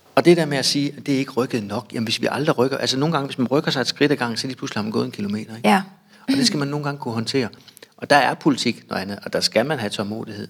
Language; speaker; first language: Danish; native; Danish